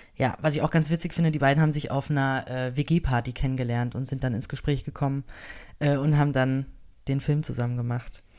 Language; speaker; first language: German; native; German